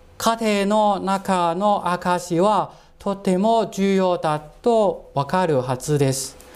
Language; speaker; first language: Japanese; non-native, fluent; Cantonese